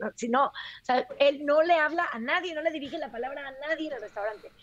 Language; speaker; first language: Spanish; native; Spanish